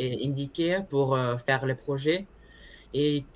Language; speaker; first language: French; non-native, learner; Spanish